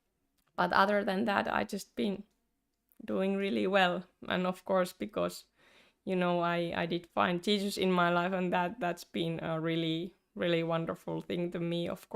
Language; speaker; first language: English; non-native, fluent; Finnish